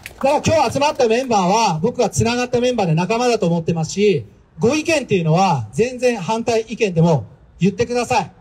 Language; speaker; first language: Japanese; native; Japanese